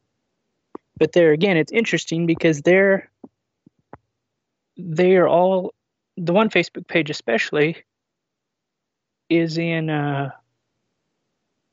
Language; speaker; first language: English; native; English